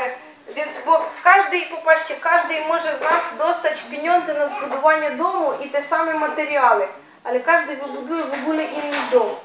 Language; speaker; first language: Polish; non-native, fluent; Ukrainian